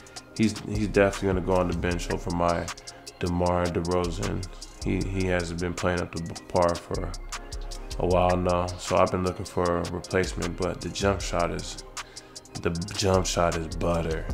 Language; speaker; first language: English; native; English